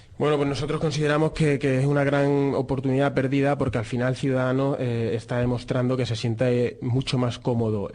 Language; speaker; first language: Spanish; native; Spanish